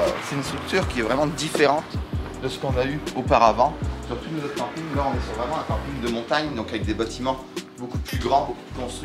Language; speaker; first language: French; native; French